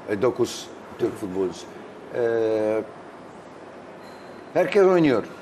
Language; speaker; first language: Turkish; non-native, fluent; Albanian